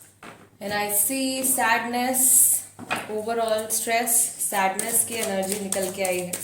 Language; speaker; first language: Hindi; native; Hindi